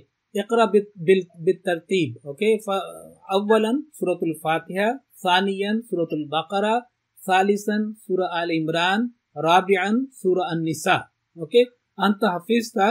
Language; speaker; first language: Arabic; non-native, fluent; Urdu